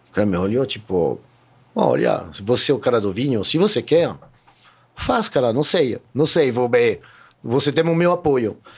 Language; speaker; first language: Portuguese; non-native, fluent; French